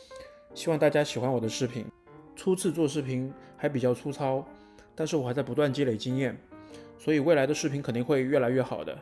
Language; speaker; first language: Chinese; native; Chinese